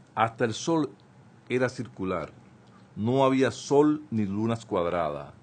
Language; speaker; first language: Spanish; native; Spanish